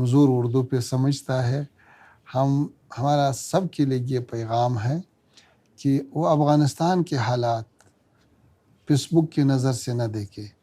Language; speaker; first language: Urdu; non-native, learner; Pashto